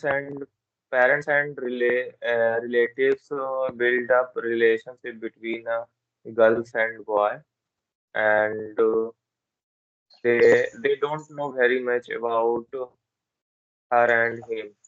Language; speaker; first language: English; non-native, learner; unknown